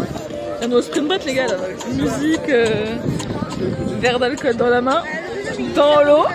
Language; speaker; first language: French; native; French